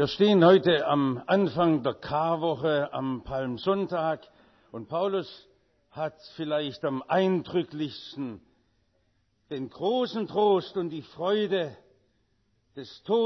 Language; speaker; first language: German; native; German